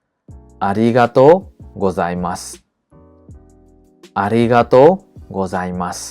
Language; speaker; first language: Japanese; non-native, fluent; Khmer